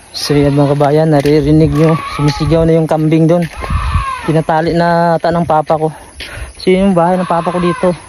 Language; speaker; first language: Filipino; non-native, local second language; Cebuano